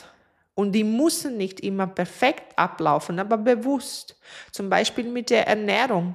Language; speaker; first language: German; non-native, fluent; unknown